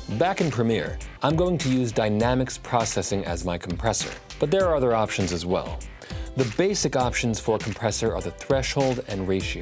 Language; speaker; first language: English; native; English